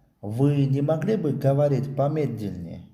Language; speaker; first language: Russian; non-native, local second language; Tajik